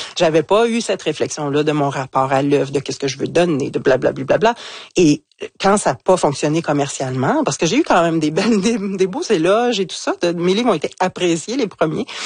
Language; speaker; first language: French; native; French